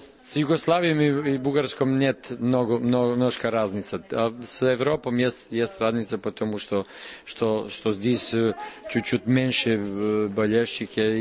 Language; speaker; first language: Russian; non-native, learner; Serbian